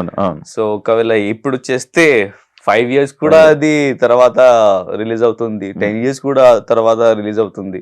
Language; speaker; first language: Telugu; non-native, learner; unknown